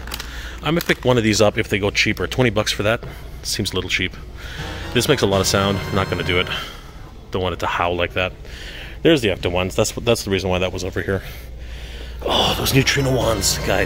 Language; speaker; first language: English; native; English